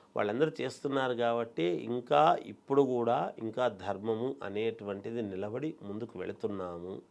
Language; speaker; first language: Telugu; native; Telugu